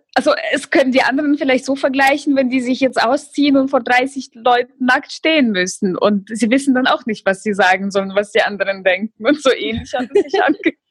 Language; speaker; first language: German; early bilingual, other home language; Russian